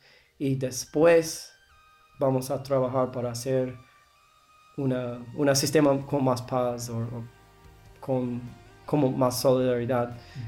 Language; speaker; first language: Spanish; non-native, learner; English